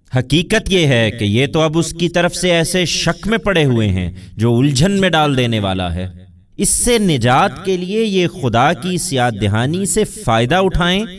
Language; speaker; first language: Urdu; native; Urdu